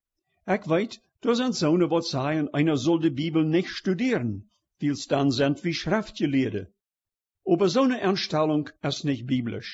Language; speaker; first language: German; early bilingual, heritage; Plautdietsch